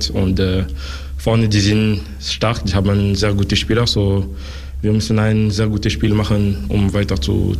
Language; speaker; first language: German; non-native, local second language; French